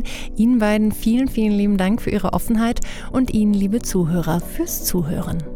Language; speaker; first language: German; native; German